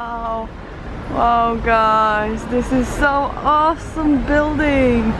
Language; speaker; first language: English; non-native, learner; Czech